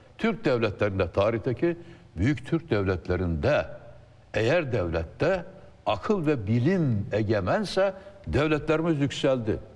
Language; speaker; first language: Turkish; native; Turkish